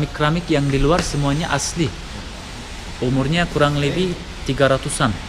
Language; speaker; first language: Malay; non-native, fluent; Turkish